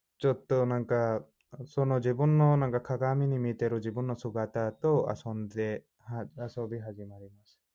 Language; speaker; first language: Japanese; non-native, fluent; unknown